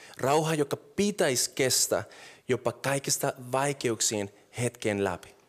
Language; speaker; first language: Finnish; non-native, fluent; Spanish